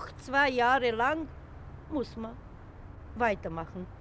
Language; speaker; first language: German; non-native, learner; Romanian